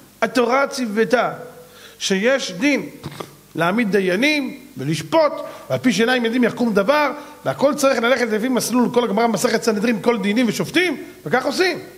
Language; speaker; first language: Hebrew; native; Hebrew